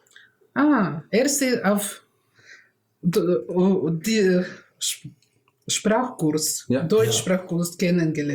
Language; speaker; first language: German; non-native, learner; Russian